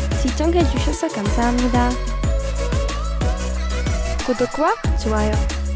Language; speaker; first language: Korean; non-native, learner; Czech